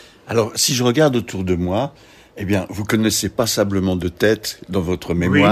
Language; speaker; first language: French; native; French